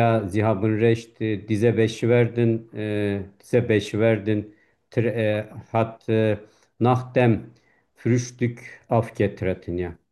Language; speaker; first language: German; non-native, fluent; Turkish